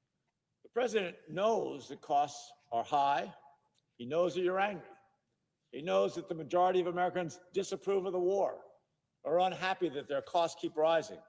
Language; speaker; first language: English; native; English